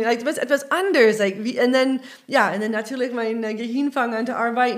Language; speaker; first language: German; non-native, learner; English